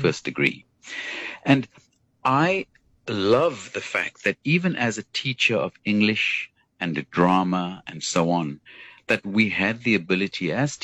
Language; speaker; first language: English; native; English